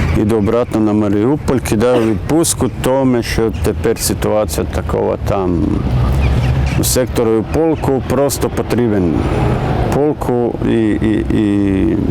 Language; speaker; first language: Ukrainian; non-native, learner; Croatian